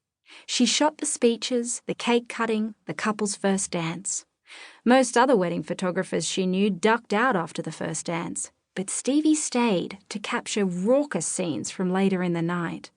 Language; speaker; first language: English; native; English